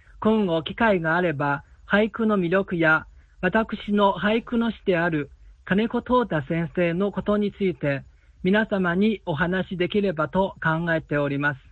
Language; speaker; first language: Japanese; non-native, fluent; Chinese